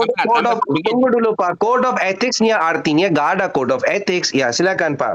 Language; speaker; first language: Indonesian; non-native, learner; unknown